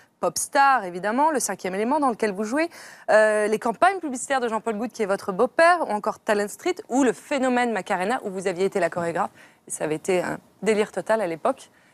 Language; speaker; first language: French; native; French